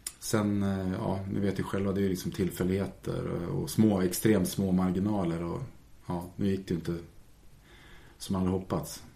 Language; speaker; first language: Swedish; native; Swedish